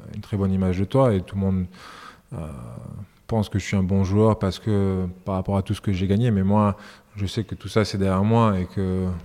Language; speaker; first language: French; early bilingual, other home language; Serbian